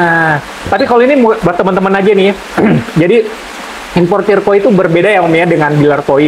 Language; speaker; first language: Indonesian; native; Indonesian